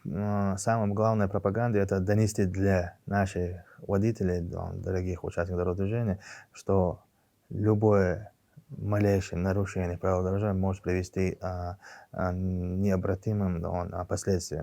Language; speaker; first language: Russian; non-native, local second language; Chechen